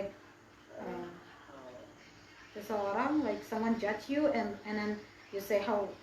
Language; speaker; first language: English; non-native, learner; Indonesian